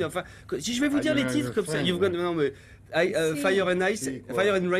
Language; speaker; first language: French; native; French